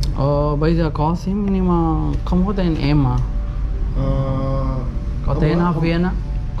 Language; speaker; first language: Vietnamese; non-native, learner; Kannada